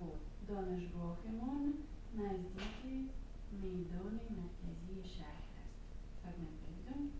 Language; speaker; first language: Persian; non-native, fluent; Russian